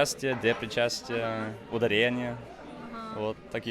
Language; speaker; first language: Russian; non-native, fluent; Norwegian